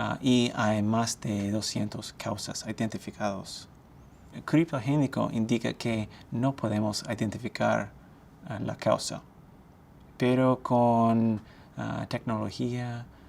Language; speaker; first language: Spanish; non-native, fluent; English